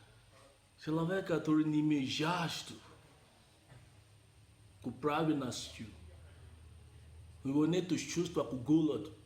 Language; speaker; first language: Russian; non-native, learner; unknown